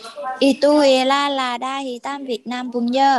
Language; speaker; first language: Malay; non-native, learner; Vietnamese